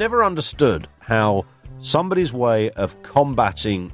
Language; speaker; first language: English; native; English